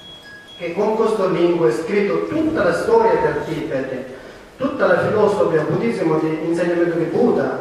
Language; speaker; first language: Italian; non-native, learner; Tibetan